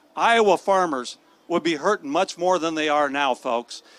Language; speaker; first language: English; native; English